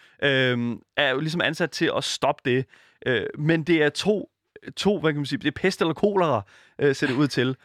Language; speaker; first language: Danish; native; Danish